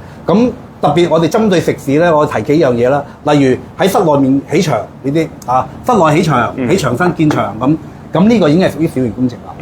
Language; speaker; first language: Cantonese; native; Cantonese